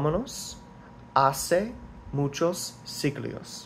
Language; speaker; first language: Spanish; non-native, learner; English